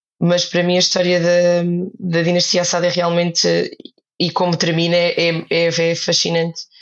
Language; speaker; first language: Portuguese; native; Portuguese